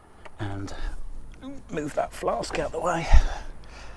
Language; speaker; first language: English; native; English